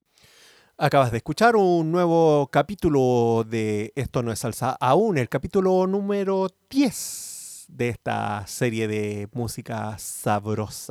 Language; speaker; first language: Spanish; native; Spanish